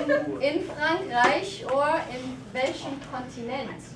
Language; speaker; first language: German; non-native, fluent; English